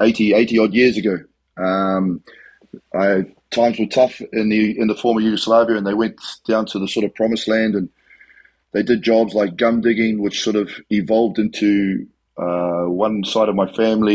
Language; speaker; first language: English; native; English